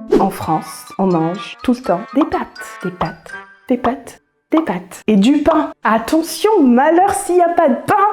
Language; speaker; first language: French; non-native, local second language; Malagasy